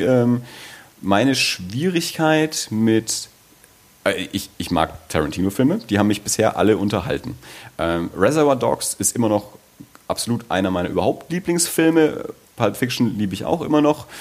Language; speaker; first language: German; native; German